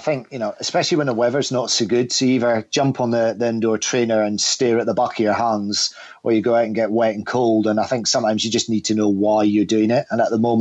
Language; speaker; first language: English; native; English